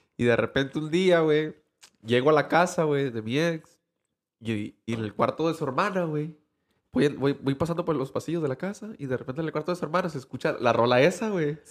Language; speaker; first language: Spanish; early bilingual, heritage; Spanish